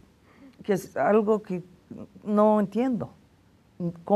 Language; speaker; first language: Spanish; non-native, fluent; English